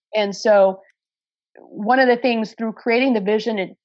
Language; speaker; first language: English; native; English